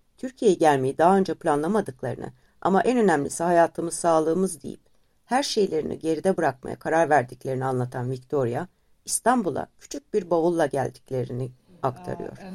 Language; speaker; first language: Turkish; native; Turkish